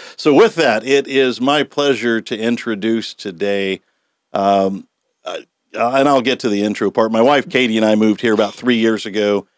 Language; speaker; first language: English; native; English